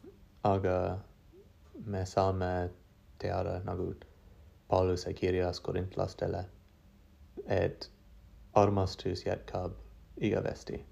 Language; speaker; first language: Estonian; non-native, learner; English